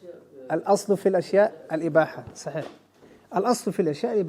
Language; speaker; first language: Arabic; non-native, fluent; English